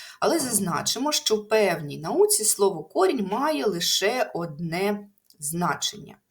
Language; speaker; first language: Ukrainian; native; Ukrainian